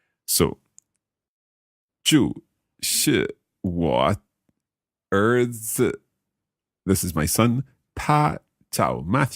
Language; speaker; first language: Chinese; non-native, learner; English